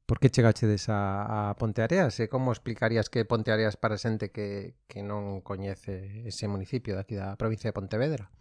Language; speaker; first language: Galician; non-native, local second language; Spanish